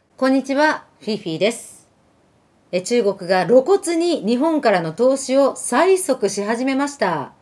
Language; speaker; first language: Japanese; early bilingual, other home language; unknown